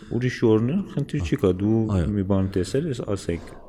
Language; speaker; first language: Armenian; non-native, learner; Persian